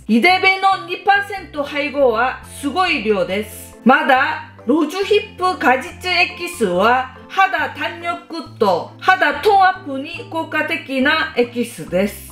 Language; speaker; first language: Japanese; non-native, fluent; Korean